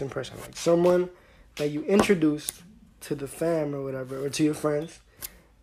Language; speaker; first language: English; early bilingual, other home language; Spanish